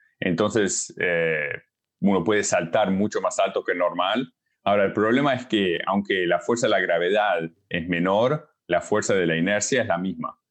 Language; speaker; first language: Spanish; early bilingual, heritage; Spanish